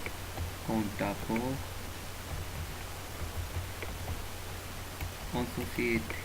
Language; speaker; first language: Arabic; native; Arabic